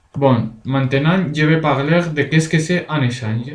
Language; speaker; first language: French; non-native, learner; Spanish